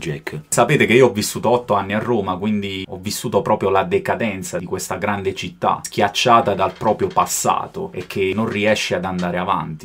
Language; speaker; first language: Italian; native; Italian